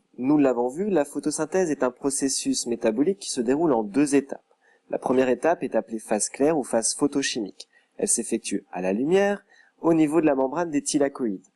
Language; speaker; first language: French; native; French